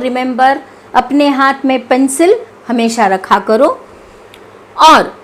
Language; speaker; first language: Hindi; non-native, local second language; Kannada